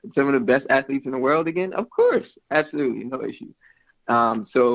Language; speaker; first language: English; native; English